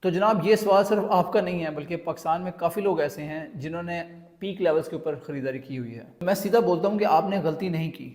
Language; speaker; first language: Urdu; native; Urdu